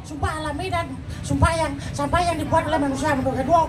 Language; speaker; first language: Indonesian; non-native, local second language; Balinese